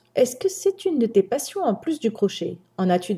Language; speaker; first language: French; native; French